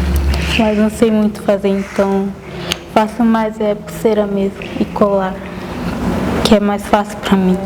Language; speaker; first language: Portuguese; non-native, local second language; Guarani